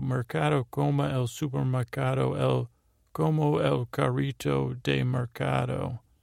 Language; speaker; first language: Spanish; non-native, learner; English